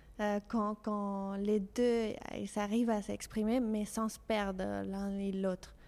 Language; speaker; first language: French; non-native, fluent; Spanish